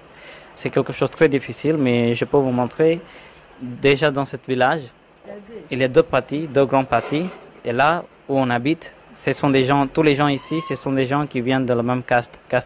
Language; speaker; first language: French; non-native, fluent; Tamil